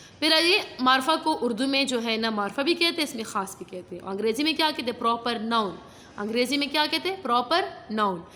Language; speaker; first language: Urdu; non-native, local second language; Pashto